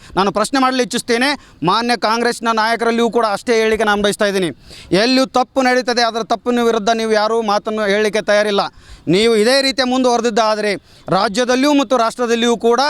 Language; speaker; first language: Kannada; non-native, local second language; Urdu